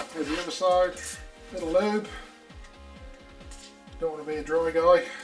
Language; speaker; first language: English; native; English